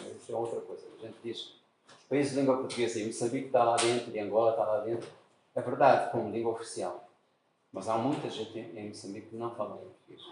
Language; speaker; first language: Portuguese; native; Portuguese